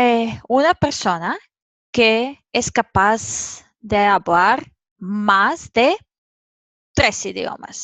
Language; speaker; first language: Spanish; non-native, fluent; Serbian